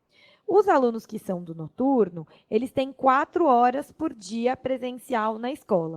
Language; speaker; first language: Portuguese; native; Portuguese